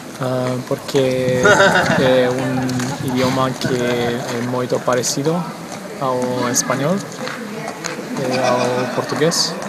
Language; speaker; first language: Spanish; non-native, learner; Romanian